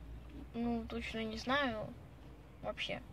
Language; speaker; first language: Russian; early bilingual, heritage; Russian